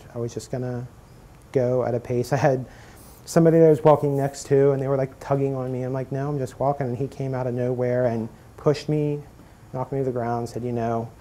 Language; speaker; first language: English; native; English